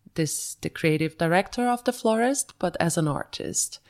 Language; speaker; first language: English; early bilingual, other home language; Portuguese